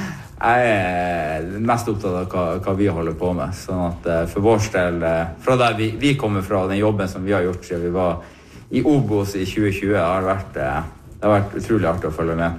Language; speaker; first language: Norwegian; native; Norwegian